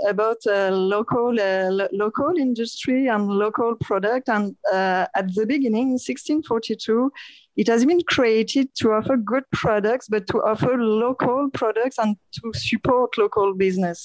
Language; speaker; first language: English; non-native, learner; French